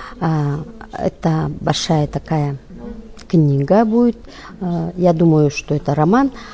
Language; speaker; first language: Russian; non-native, local second language; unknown